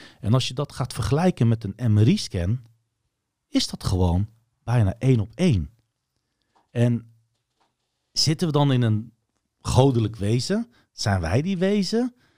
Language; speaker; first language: Dutch; early bilingual, other home language; Turkish